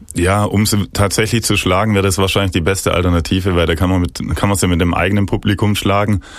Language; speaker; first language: German; native; German